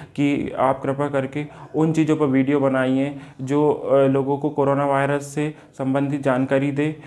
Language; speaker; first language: Hindi; native; Hindi